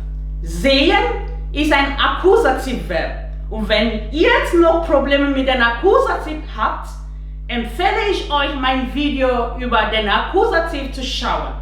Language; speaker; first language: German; non-native, fluent; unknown